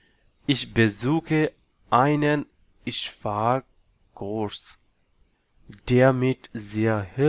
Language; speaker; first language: German; non-native, learner; Bangla